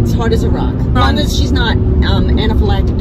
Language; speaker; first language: English; native; English